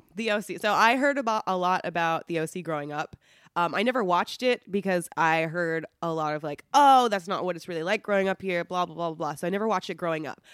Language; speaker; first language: English; native; English